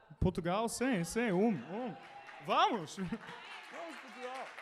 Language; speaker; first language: Portuguese; non-native, learner; English